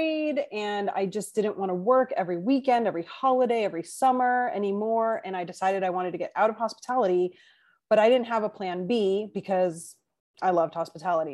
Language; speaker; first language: English; non-native, fluent; Spanish